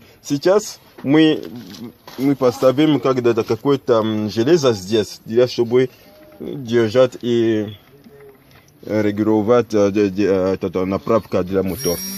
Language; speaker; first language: Russian; non-native, learner; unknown